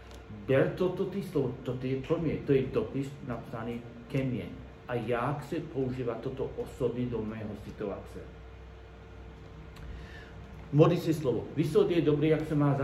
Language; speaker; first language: Czech; non-native, learner; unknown